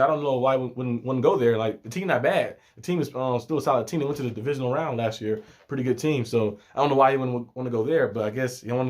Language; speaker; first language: English; native; English